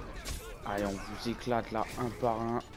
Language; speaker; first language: French; native; French